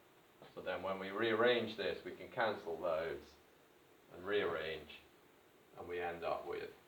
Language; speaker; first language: English; native; English